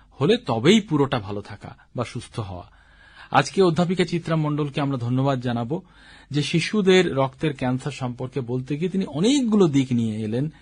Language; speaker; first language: Bangla; native; Bangla